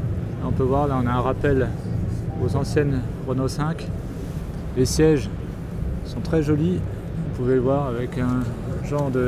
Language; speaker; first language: French; native; French